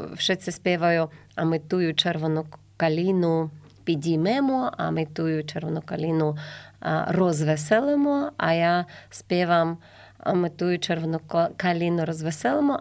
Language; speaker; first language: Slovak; non-native, learner; Ukrainian